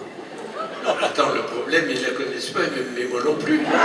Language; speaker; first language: French; native; French